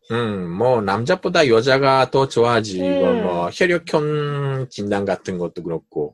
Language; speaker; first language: Korean; non-native, fluent; Japanese